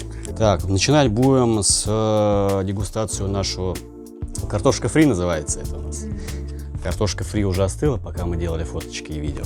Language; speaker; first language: Russian; native; Russian